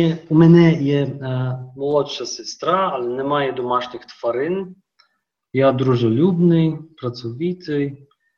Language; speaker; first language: Ukrainian; non-native, learner; Polish